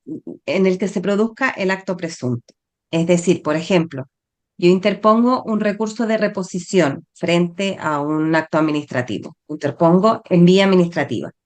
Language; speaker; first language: Spanish; native; Spanish